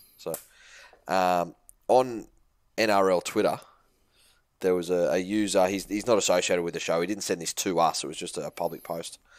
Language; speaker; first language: English; native; English